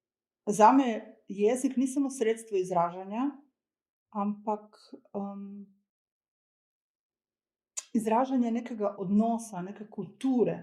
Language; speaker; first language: Slovenian; early bilingual, other home language; Croatian